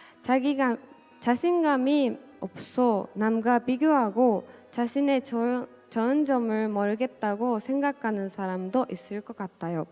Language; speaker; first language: Korean; non-native, fluent; Japanese